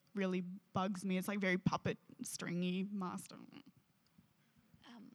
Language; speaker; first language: English; native; English